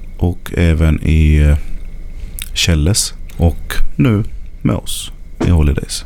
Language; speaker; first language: Swedish; native; Swedish